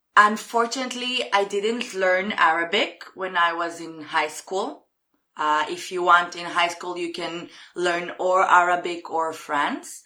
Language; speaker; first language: English; non-native, fluent; Hebrew